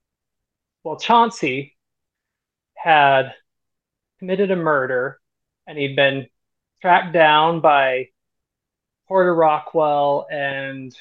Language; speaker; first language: English; native; English